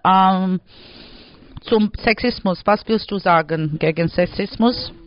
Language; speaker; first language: German; non-native, learner; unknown